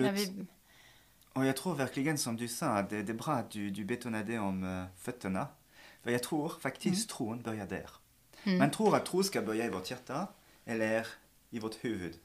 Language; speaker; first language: Swedish; non-native, fluent; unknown